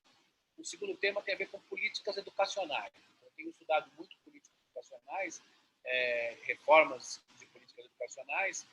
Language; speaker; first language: Portuguese; native; Portuguese